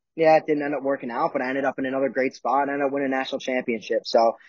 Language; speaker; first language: English; native; English